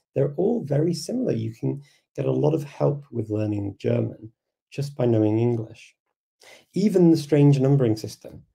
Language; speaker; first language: English; native; English